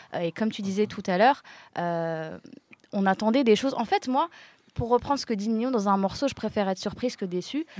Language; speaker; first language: French; native; French